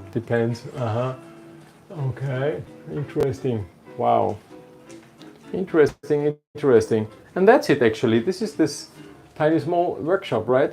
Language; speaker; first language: English; non-native, fluent; German